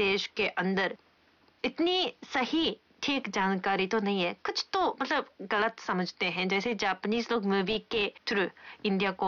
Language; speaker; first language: Hindi; non-native, fluent; Japanese